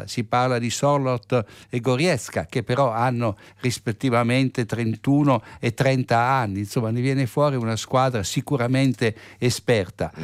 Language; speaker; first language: Italian; native; Italian